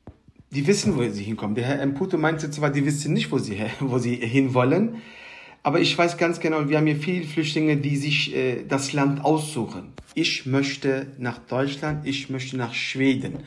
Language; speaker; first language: German; early bilingual, other home language; Turkish